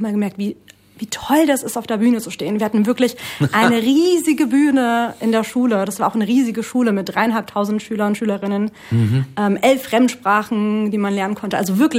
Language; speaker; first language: German; native; German